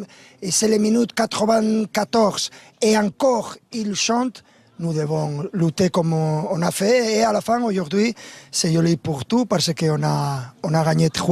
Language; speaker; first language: French; non-native, learner; Spanish